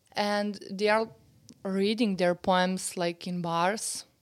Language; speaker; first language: English; non-native, fluent; Serbian